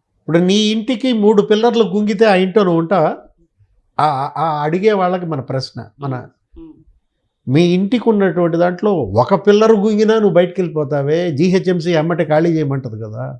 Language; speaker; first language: Telugu; native; Telugu